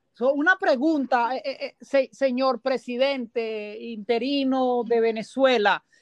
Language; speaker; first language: Spanish; native; Spanish